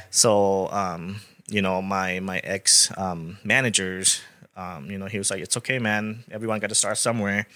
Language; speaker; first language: English; non-native, fluent; Thai